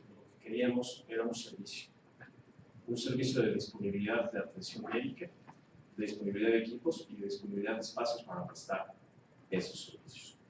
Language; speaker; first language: Spanish; native; Spanish